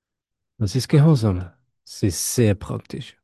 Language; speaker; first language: German; non-native, fluent; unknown